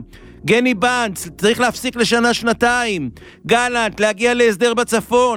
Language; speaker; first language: Hebrew; native; Hebrew